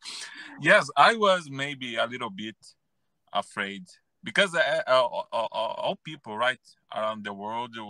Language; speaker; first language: English; non-native, learner; Portuguese